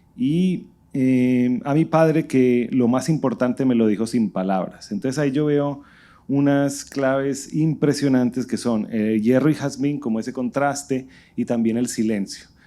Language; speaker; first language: Spanish; native; Spanish